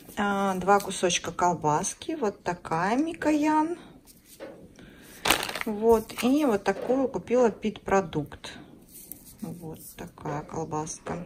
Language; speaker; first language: Russian; native; Russian